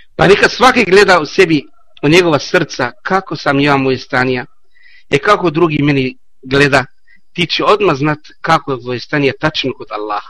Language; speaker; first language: Bosnian; non-native, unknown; Arabic